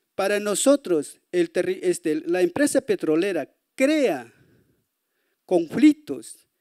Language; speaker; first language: Spanish; native; Spanish